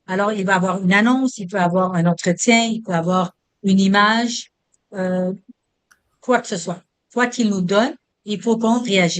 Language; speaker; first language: French; non-native, fluent; Hindi